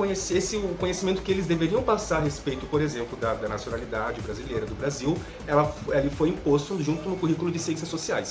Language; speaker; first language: Portuguese; native; Portuguese